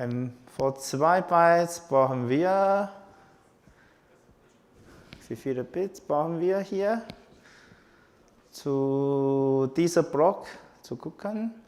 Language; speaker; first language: German; non-native, learner; Chinese